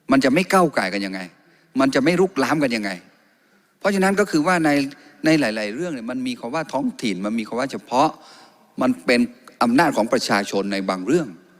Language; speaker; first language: Thai; non-native, local second language; Karen languages